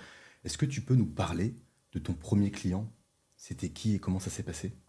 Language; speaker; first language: French; native; French